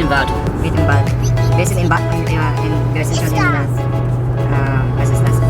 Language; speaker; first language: German; non-native, learner; Filipino